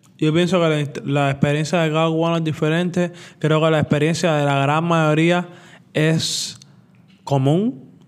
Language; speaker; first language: Spanish; native; Spanish